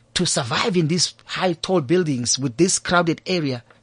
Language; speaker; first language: English; non-native, local second language; Zulu